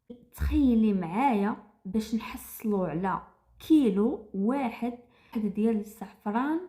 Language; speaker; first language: Arabic; native; Arabic